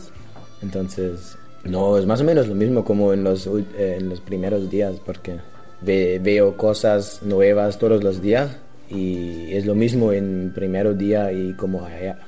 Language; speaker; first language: Spanish; non-native, learner; German